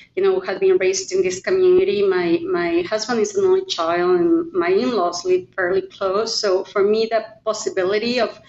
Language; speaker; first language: English; non-native, fluent; Spanish